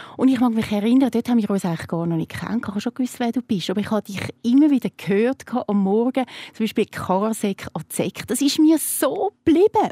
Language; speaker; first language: German; native; German